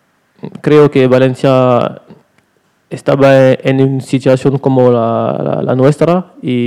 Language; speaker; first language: Spanish; non-native, learner; French